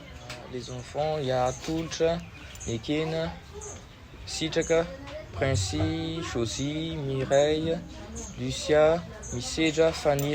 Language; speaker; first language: French; non-native, local second language; Malagasy